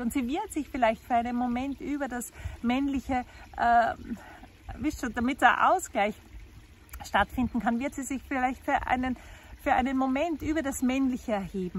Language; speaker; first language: German; native; German